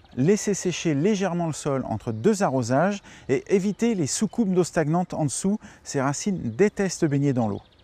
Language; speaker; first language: French; native; French